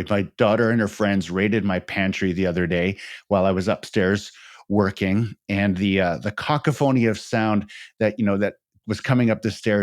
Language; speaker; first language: English; native; English